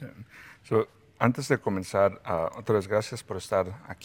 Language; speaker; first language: Spanish; early bilingual, heritage; Spanish